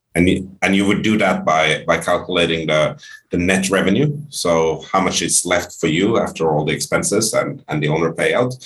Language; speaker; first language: English; non-native, fluent; Finnish